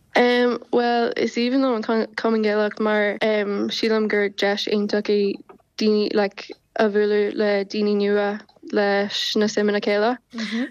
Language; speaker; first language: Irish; non-native, local second language; English